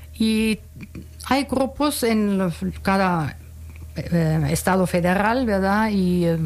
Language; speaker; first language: Spanish; non-native, fluent; German